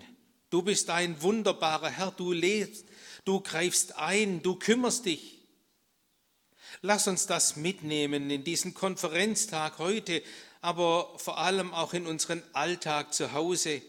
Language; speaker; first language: German; native; German